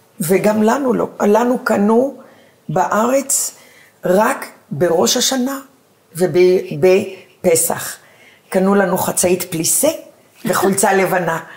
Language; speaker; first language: Hebrew; early bilingual, other home language; Arabic